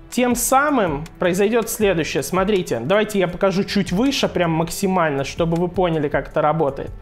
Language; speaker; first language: Russian; native; Russian